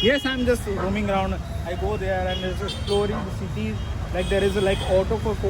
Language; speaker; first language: English; non-native, learner; Hindi